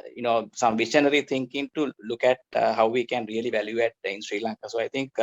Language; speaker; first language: English; non-native, local second language; Sinhala